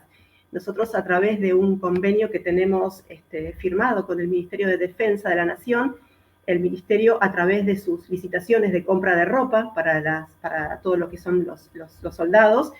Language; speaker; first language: Spanish; native; Spanish